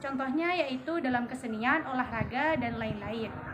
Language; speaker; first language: Indonesian; non-native, local second language; Madurese